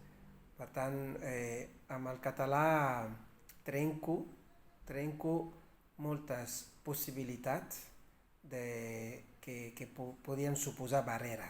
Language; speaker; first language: Catalan; early bilingual, other home language; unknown